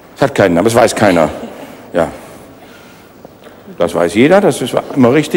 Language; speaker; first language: German; native; German